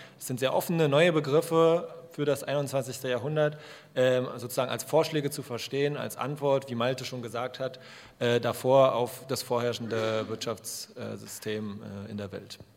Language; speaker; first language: German; native; German